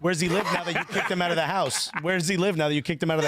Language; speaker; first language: English; native; English